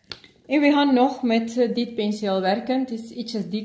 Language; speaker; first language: Dutch; non-native, fluent; Spanish